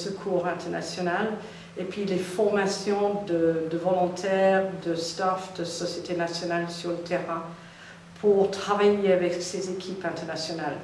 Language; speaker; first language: French; non-native, fluent; English